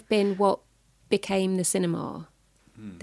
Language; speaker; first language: English; native; English